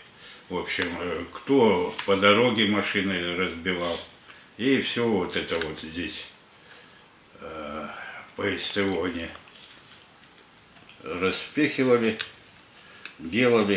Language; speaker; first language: Russian; native; Russian